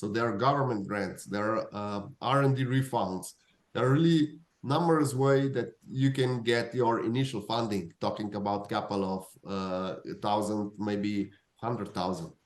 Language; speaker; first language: English; non-native, fluent; Slovenian